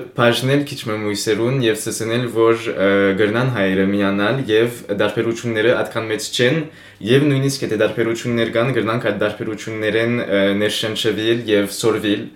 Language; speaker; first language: Armenian; early bilingual, heritage; Armenian